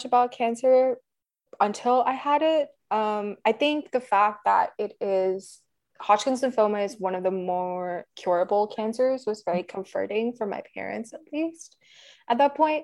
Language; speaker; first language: English; non-native, local second language; Hindi